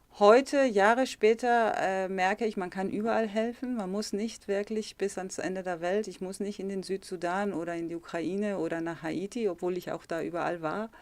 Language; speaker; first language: German; early bilingual, heritage; German